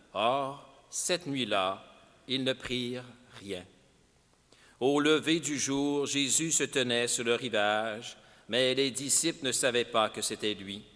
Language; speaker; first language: French; native; French